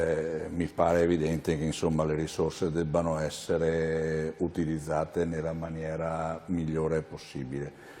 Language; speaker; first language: Italian; native; Italian